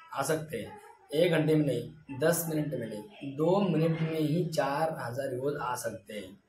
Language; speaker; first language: Hindi; non-native, local second language; Marathi